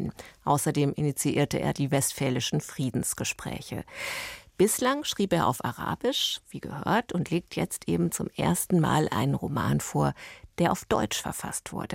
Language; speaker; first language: German; native; German